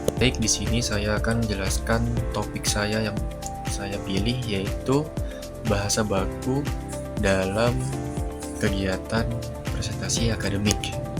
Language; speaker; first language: Indonesian; native; Indonesian